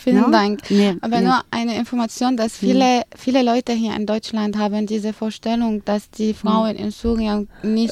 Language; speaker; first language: German; non-native, fluent; Arabic